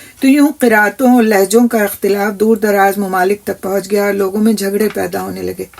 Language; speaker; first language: Urdu; native; Urdu